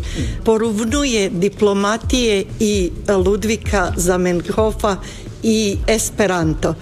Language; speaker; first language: Polish; non-native, fluent; Bosnian